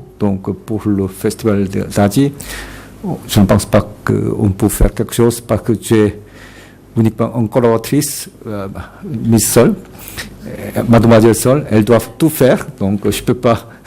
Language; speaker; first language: French; non-native, fluent; Korean